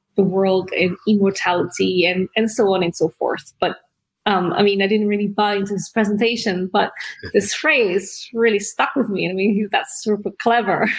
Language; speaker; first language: English; early bilingual, other home language; Indonesian